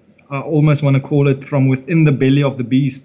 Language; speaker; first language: English; non-native, local second language; Afrikaans